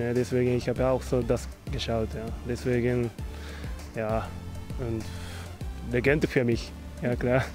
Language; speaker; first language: German; non-native, learner; Japanese